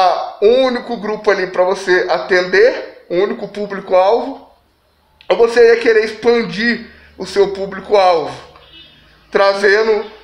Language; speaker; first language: Portuguese; native; Portuguese